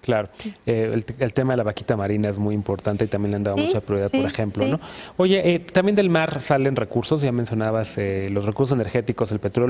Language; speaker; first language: Spanish; native; Spanish